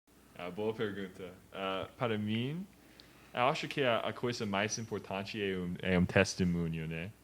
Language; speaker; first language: Portuguese; non-native, learner; English